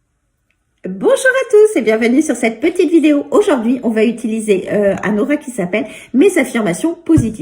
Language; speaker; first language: French; native; French